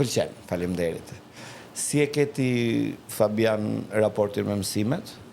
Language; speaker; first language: Albanian; native; Albanian